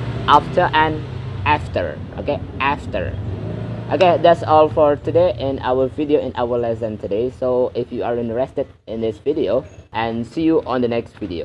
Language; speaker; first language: English; non-native, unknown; Indonesian